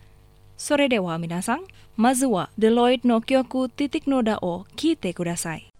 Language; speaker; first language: Japanese; non-native, learner; Indonesian